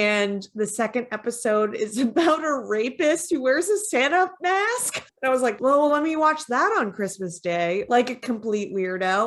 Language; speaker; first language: English; native; English